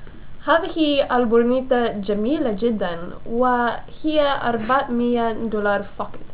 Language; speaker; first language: Arabic; non-native, learner; English